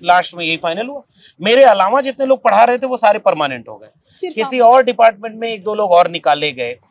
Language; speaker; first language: Hindi; native; Hindi